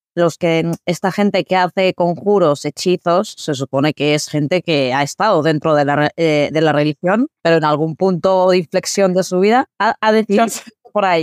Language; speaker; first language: Spanish; early bilingual, other home language; Arabic